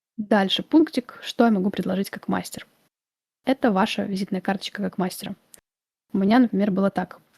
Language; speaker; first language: Russian; native; Russian